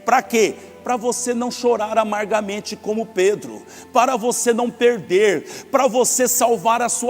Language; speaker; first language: Portuguese; native; Portuguese